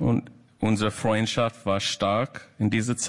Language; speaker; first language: German; non-native, learner; English